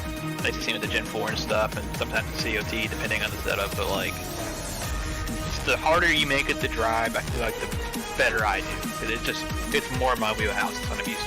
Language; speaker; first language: English; native; English